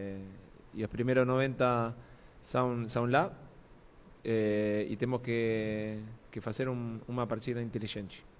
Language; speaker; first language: Portuguese; non-native, fluent; Spanish